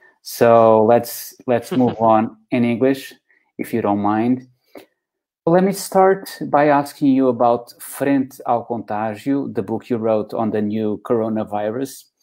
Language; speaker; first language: English; non-native, fluent; Portuguese